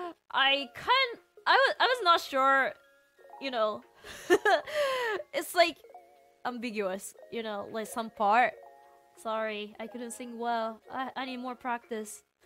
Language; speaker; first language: English; non-native, fluent; Japanese